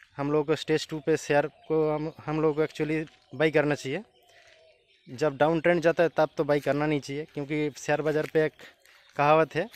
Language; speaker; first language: Hindi; non-native, local second language; Bangla